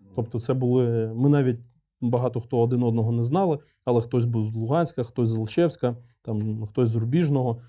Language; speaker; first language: Ukrainian; non-native, local second language; Russian